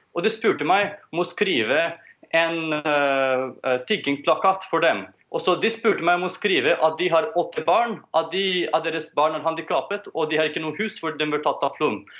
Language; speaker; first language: Norwegian; non-native, fluent; Romanian